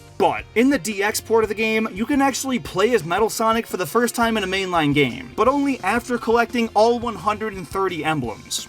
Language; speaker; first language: English; native; English